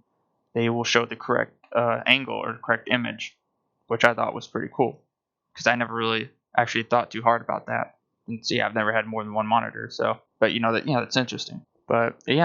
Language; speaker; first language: English; native; English